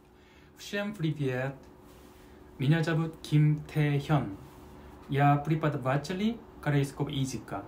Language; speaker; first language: Russian; non-native, learner; Korean